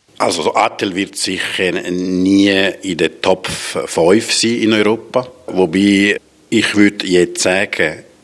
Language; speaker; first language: German; non-native, local second language; Italian